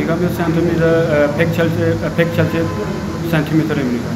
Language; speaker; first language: Korean; non-native, learner; Urdu